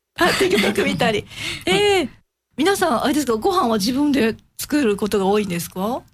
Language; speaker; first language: Japanese; native; Japanese